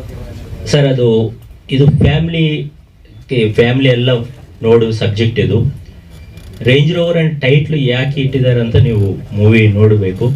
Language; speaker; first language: Kannada; non-native, fluent; Telugu